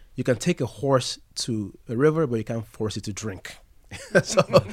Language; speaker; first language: English; non-native, local second language; Yoruba